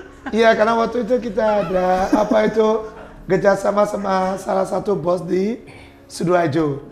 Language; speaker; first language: Indonesian; non-native, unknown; English